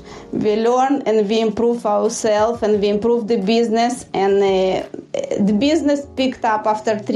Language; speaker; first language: English; non-native, fluent; Russian